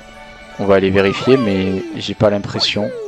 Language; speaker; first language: French; native; French